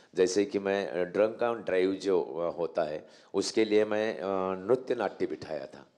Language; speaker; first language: Hindi; non-native, local second language; Marathi